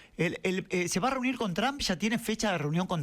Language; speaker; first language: Spanish; native; Spanish